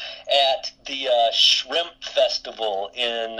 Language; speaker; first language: English; native; English